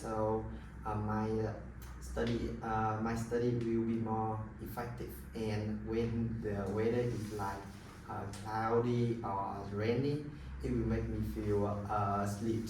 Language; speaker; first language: English; non-native, learner; Vietnamese